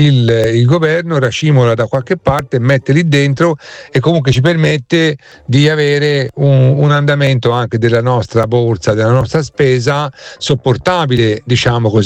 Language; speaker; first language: Italian; native; Italian